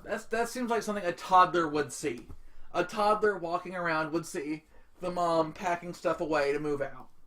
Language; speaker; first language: English; native; English